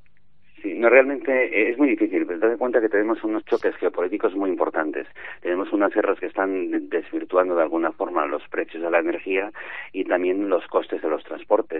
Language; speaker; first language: Spanish; native; Spanish